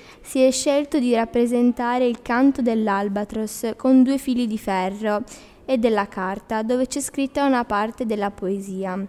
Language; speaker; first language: Italian; native; Italian